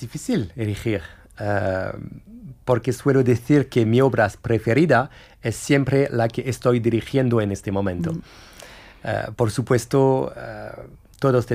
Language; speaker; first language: Spanish; non-native, fluent; French